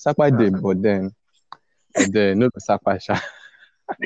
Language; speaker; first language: English; non-native, local second language; Yoruba